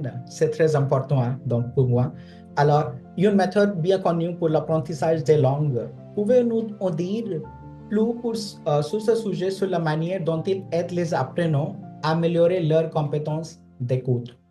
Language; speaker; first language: French; non-native, fluent; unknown